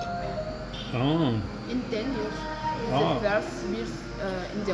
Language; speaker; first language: English; non-native, learner; Malagasy